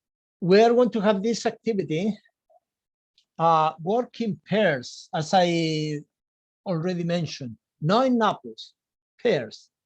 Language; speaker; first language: English; non-native, fluent; Spanish